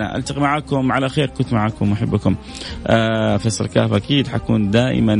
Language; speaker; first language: Arabic; native; Arabic